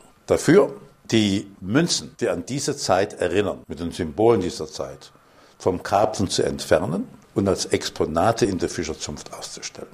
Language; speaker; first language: German; native; German